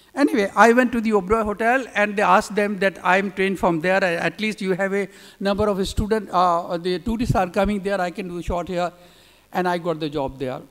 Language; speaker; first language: English; non-native, local second language; Urdu